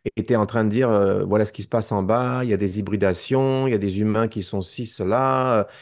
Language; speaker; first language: French; native; French